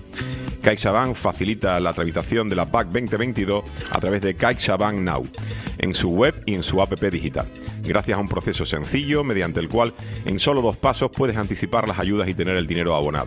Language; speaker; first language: Spanish; native; Spanish